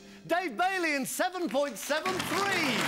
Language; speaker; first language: English; native; English